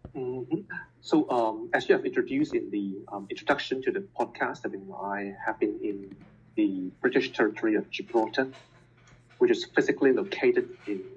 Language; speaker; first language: English; non-native, local second language; Cantonese